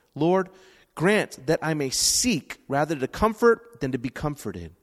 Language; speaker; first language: English; native; English